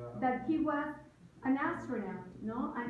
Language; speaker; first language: English; non-native, fluent; Spanish